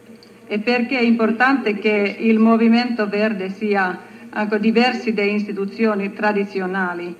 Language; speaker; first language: Italian; non-native, learner; Finnish